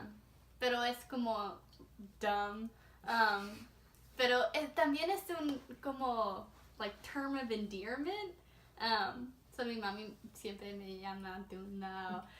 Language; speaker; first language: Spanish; early bilingual, heritage; Spanish